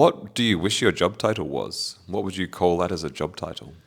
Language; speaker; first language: English; native; English